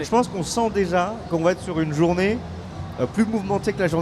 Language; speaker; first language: French; native; French